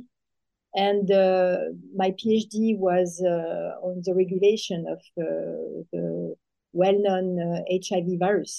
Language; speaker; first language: English; non-native, fluent; French